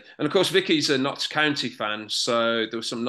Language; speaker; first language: English; native; English